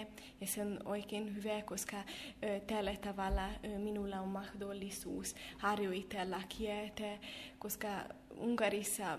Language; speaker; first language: Finnish; non-native, fluent; Hungarian